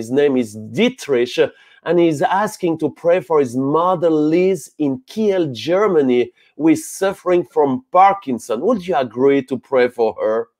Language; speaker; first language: English; non-native, fluent; French